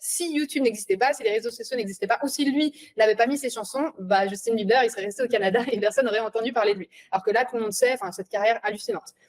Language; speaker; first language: French; native; French